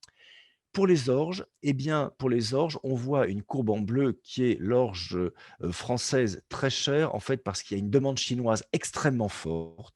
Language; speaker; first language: French; native; French